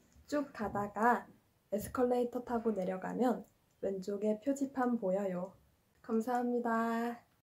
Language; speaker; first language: Korean; non-native, fluent; Chinese